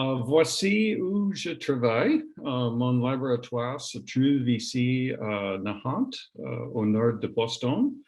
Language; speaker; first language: French; non-native, learner; English